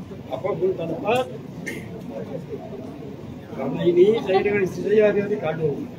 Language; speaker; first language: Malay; non-native, local second language; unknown